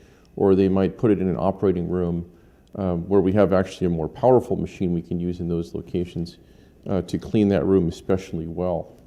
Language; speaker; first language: English; native; English